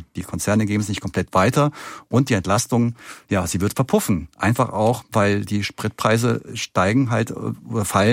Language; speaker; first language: German; native; German